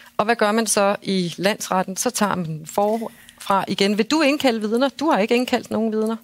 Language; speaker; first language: Danish; native; Danish